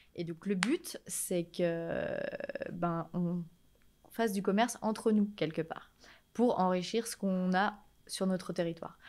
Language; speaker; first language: French; native; French